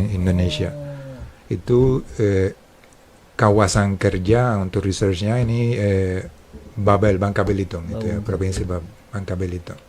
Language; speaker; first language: Indonesian; non-native, fluent; Spanish